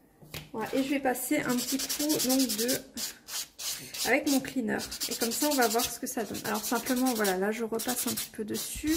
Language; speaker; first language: French; native; French